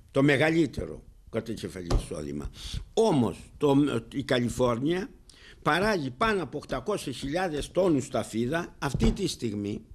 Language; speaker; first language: Greek; native; Greek